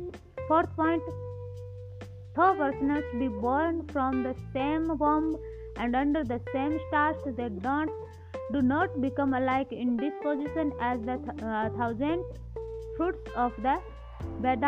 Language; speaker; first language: English; non-native, local second language; Hindi